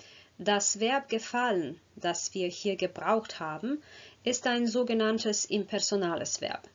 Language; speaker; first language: German; non-native, fluent; Croatian